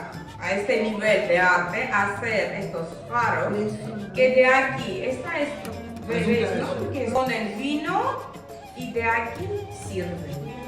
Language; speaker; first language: Spanish; non-native, fluent; Armenian